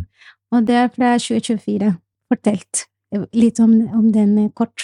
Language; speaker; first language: Norwegian; non-native, fluent; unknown